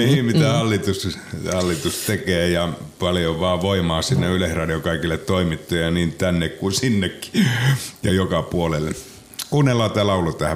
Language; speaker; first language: Finnish; native; Finnish